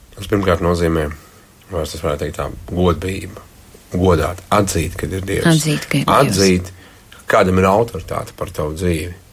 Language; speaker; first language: Latvian; native; Latvian